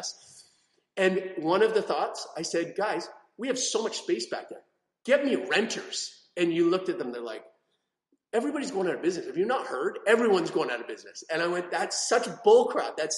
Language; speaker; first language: English; native; English